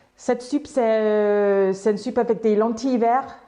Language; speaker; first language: French; non-native, learner; English